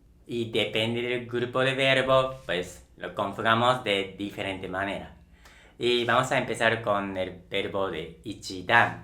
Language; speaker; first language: Spanish; non-native, local second language; Japanese